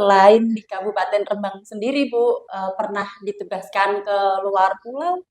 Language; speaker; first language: Indonesian; non-native, local second language; Javanese